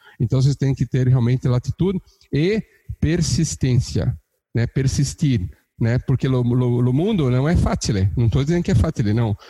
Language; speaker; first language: Portuguese; native; Portuguese